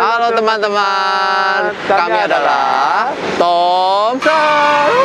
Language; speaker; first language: Indonesian; non-native, fluent; Korean